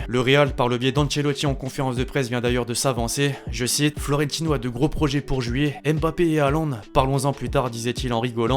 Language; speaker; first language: French; native; French